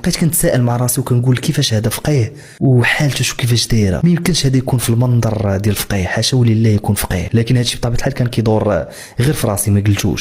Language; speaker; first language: Arabic; native; Arabic